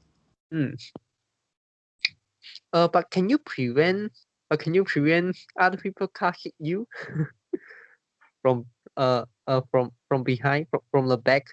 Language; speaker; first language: English; non-native, learner; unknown